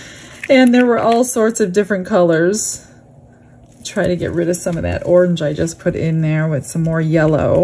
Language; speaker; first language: English; native; English